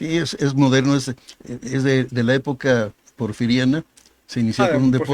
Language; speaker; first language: Spanish; native; Spanish